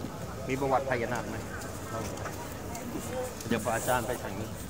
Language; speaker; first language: Thai; native; Thai